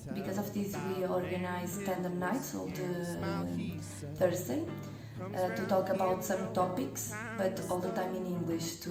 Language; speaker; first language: English; non-native, fluent; Portuguese